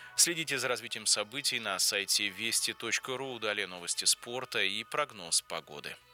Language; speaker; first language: Russian; native; Russian